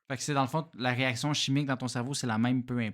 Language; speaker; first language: French; native; French